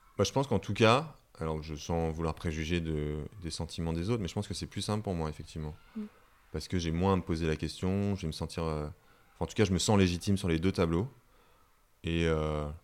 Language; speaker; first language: French; native; French